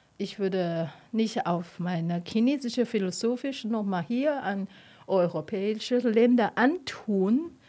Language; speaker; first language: German; non-native, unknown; Chinese